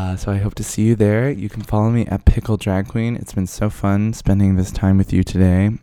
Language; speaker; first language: English; native; English